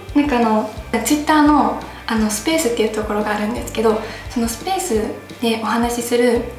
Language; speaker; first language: Japanese; native; Japanese